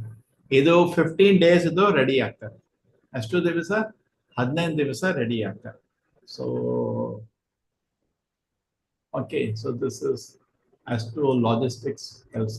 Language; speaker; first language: Kannada; non-native, learner; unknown